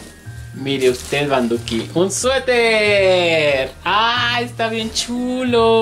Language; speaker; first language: Spanish; native; Spanish